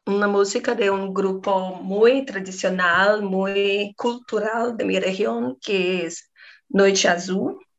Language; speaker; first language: Spanish; non-native, fluent; Portuguese